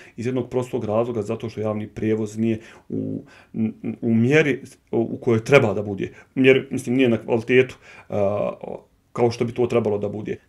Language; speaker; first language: Bosnian; native; Bosnian